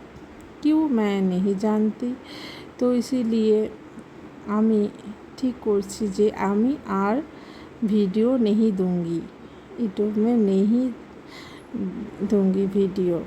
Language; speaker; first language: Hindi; non-native, local second language; Bangla